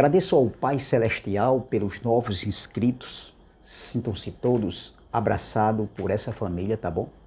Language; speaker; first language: Portuguese; native; Portuguese